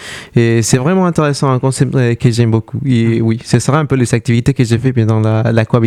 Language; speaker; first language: French; non-native, fluent; Spanish